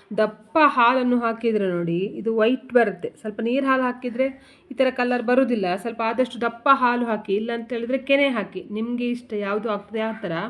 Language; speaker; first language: Kannada; non-native, local second language; Konkani